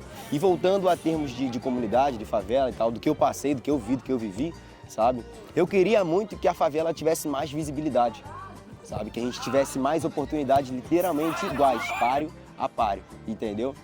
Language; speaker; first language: Portuguese; native; Portuguese